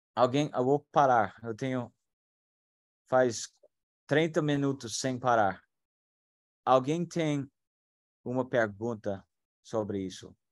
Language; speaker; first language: Portuguese; non-native, fluent; English